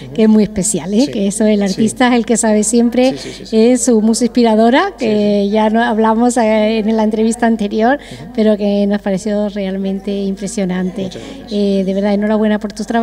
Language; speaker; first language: Spanish; native; Spanish